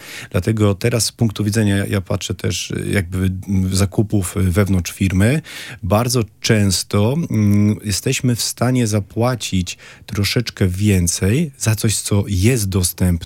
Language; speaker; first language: Polish; native; Polish